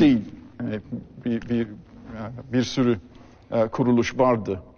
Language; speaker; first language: Turkish; non-native, fluent; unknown